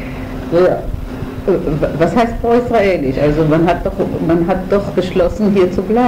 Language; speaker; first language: German; non-native, fluent; Hebrew